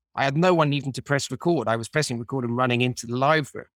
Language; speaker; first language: English; native; English